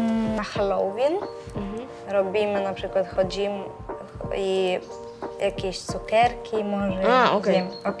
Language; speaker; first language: Polish; non-native, learner; Ukrainian